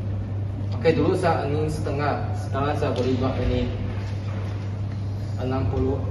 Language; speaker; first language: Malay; non-native, local second language; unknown